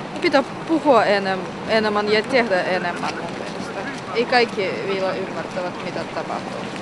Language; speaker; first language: Finnish; non-native, learner; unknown